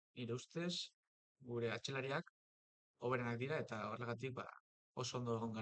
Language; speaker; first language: Basque; non-native, local second language; Spanish